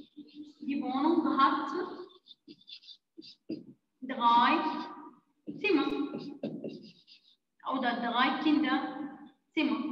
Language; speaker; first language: German; non-native, fluent; Arabic